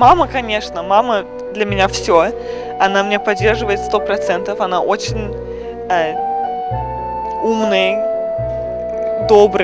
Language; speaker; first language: Russian; early bilingual, other home language; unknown